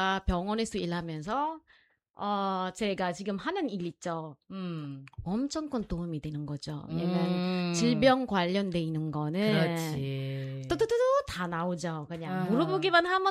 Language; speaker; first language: Filipino; non-native, local second language; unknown